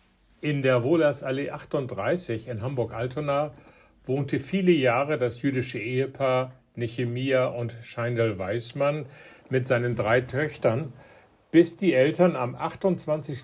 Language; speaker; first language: German; native; German